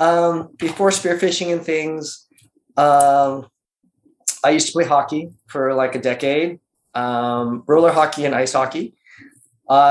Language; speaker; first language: English; native; English